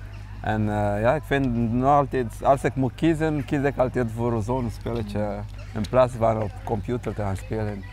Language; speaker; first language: Dutch; non-native, fluent; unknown